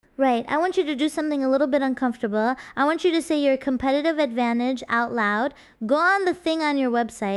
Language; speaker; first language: English; native; English